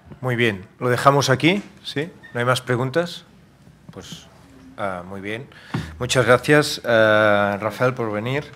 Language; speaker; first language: Spanish; non-native, local second language; Catalan